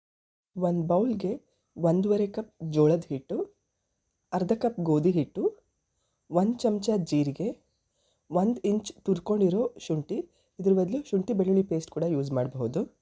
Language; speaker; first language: Kannada; native; Kannada